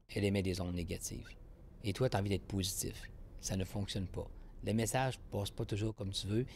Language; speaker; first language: French; native; French